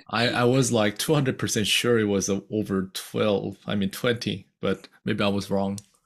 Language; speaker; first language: English; non-native, fluent; Korean